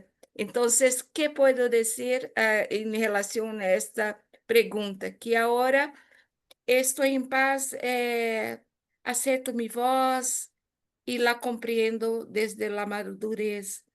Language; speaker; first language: Spanish; non-native, fluent; Portuguese